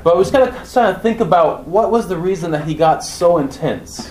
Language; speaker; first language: English; native; English